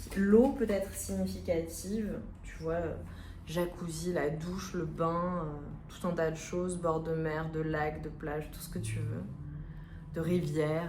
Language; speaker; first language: French; native; French